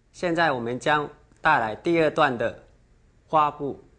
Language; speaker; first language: Chinese; native; Chinese